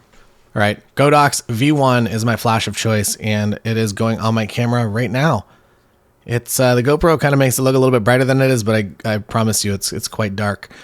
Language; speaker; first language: English; native; English